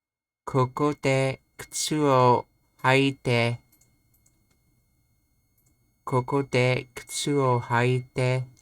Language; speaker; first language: Japanese; non-native, learner; English